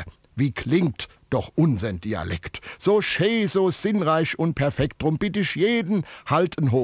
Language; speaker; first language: German; native; German